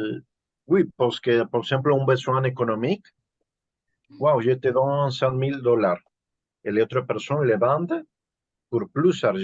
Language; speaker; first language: French; non-native, learner; Spanish